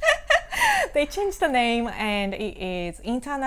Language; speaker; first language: English; non-native, fluent; Japanese